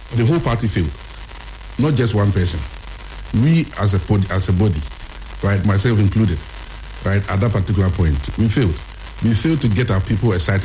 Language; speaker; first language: English; non-native, local second language; Akan